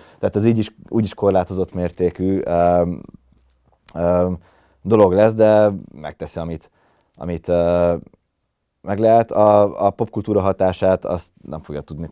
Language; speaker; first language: Hungarian; native; Hungarian